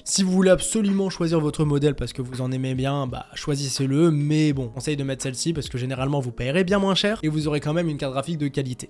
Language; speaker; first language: French; native; French